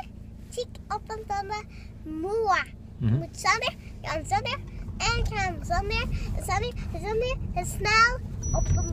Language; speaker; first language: Danish; early bilingual, heritage; Danish